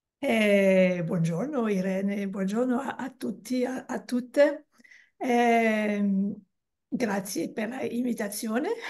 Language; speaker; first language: Italian; non-native, learner; French